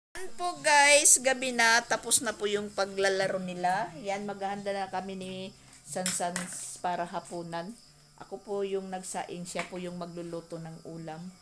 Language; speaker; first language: Filipino; non-native, local second language; Waray